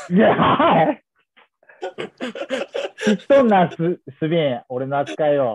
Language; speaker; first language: Japanese; native; Japanese